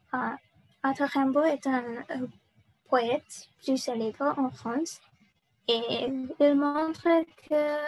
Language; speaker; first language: French; non-native, learner; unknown